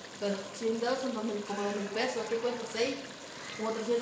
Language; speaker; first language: Spanish; native; Spanish